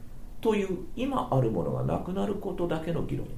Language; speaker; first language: Japanese; native; Japanese